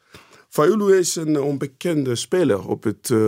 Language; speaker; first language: Dutch; non-native, fluent; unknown